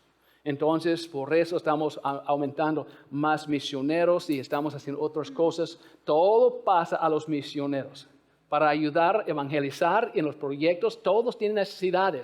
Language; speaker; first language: Spanish; non-native, fluent; English